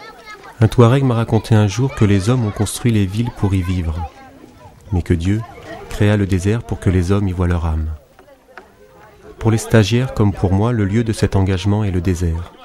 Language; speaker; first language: French; native; French